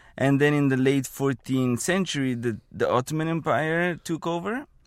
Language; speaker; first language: English; non-native, fluent; Bulgarian